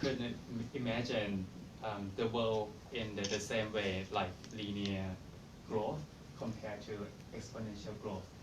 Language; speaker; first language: English; non-native, fluent; Thai